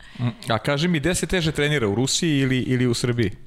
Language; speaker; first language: Serbian; native; Serbian